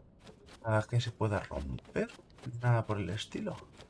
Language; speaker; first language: Spanish; native; Spanish